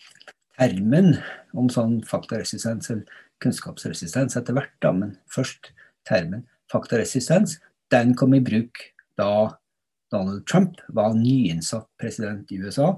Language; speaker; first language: Norwegian; native; Norwegian